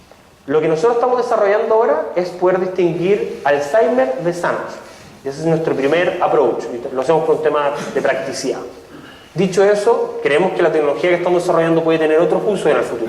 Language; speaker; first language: Spanish; native; Spanish